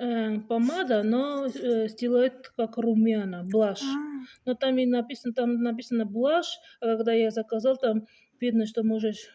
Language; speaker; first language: Russian; non-native, local second language; Armenian